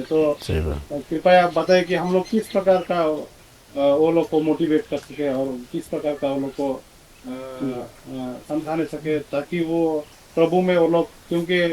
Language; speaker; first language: Hindi; non-native, local second language; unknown